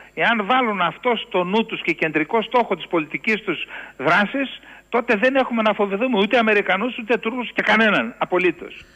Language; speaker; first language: Greek; native; Greek